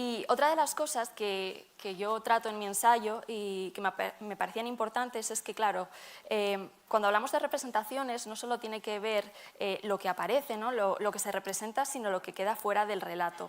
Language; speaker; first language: Spanish; native; Spanish